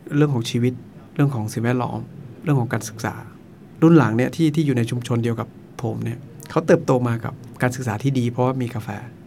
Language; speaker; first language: Thai; non-native, local second language; Akha